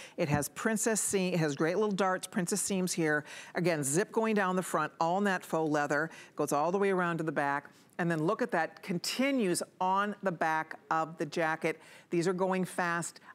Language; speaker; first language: English; native; English